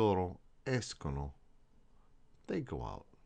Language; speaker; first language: Italian; non-native, fluent; English